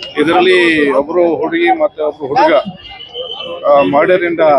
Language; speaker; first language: Kannada; non-native, fluent; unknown